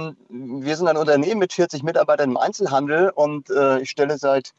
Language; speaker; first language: German; native; German